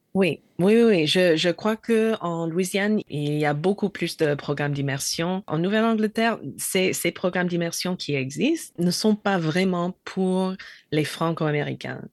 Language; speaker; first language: French; non-native, fluent; English